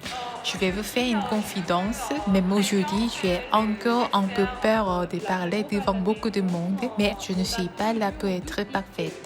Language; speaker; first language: French; non-native, fluent; Korean